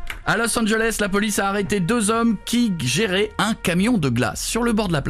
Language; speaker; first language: French; native; French